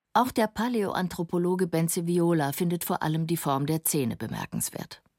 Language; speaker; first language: German; native; German